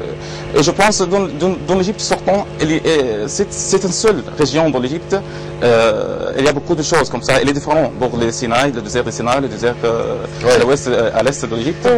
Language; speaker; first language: French; non-native, learner; Arabic